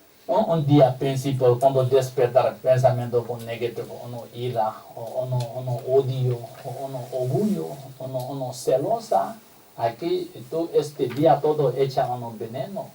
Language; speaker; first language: Spanish; non-native, learner; Tibetan